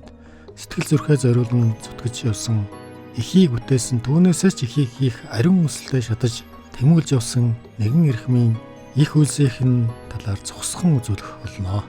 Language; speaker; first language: Mongolian; native; Mongolian